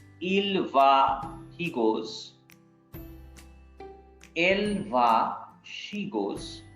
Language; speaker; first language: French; non-native, fluent; Bangla